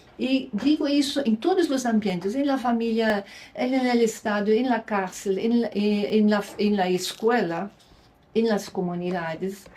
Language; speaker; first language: Spanish; non-native, fluent; Luxembourgish